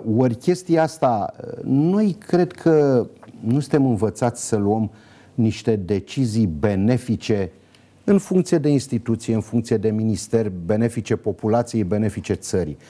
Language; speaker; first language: Romanian; native; Romanian